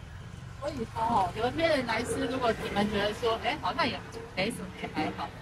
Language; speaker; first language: Chinese; native; Chinese